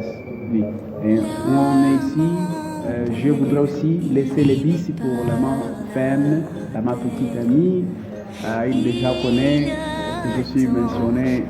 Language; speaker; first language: French; non-native, learner; Portuguese